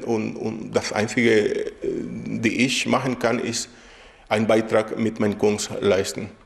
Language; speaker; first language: German; non-native, fluent; Spanish